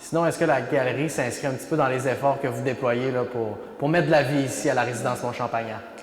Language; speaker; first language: French; native; French